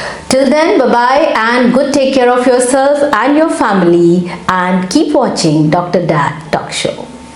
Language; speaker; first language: English; non-native, local second language; Hindi